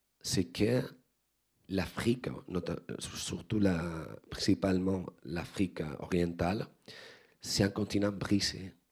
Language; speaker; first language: French; non-native, learner; Spanish